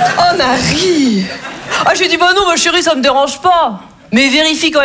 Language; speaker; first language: French; native; French